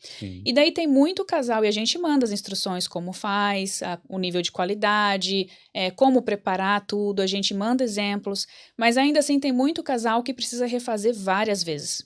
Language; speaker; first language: Portuguese; native; Portuguese